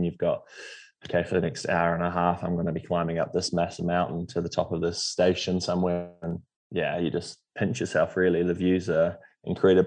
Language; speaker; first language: English; native; English